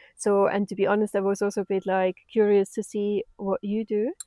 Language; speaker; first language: English; non-native, fluent; German